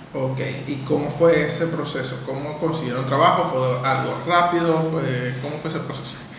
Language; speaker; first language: Spanish; native; Spanish